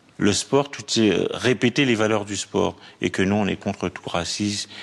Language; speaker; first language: French; native; French